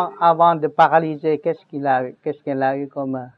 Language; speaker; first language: French; non-native, learner; Vietnamese